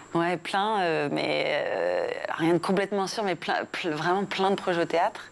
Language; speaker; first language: French; early bilingual, other home language; English